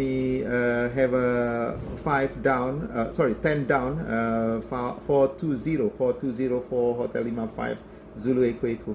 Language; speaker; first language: English; non-native, learner; Indonesian